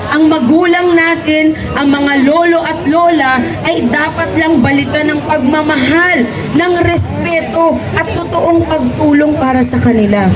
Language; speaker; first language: Filipino; native; Filipino